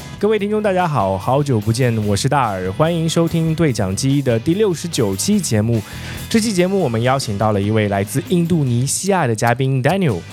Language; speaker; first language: Chinese; native; Chinese